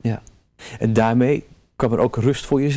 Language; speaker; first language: Dutch; native; Dutch